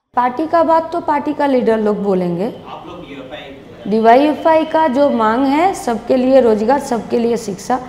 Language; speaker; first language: Hindi; non-native, local second language; Bangla